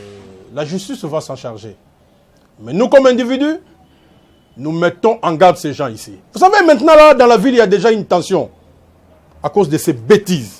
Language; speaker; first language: French; non-native, local second language; Lingala